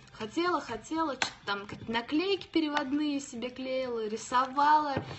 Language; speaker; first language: Russian; native; Russian